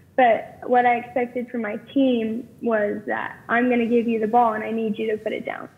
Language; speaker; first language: English; native; English